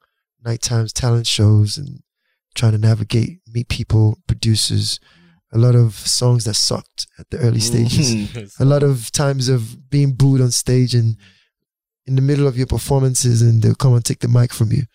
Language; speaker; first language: English; non-native, local second language; Yoruba